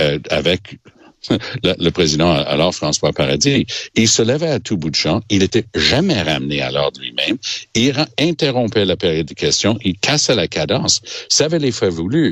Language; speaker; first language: French; native; French